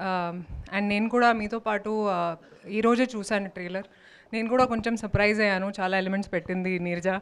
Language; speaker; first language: Telugu; non-native, local second language; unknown